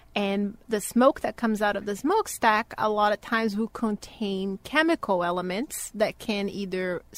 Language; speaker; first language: English; non-native, fluent; Portuguese